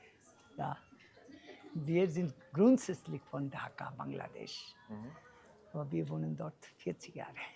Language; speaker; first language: German; non-native, learner; Bangla